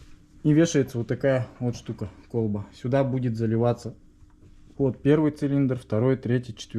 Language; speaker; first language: Russian; native; Russian